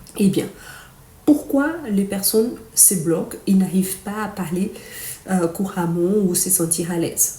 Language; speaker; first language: French; non-native, fluent; Portuguese